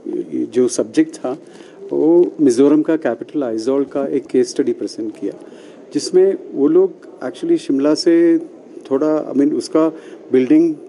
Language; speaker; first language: Hindi; non-native, local second language; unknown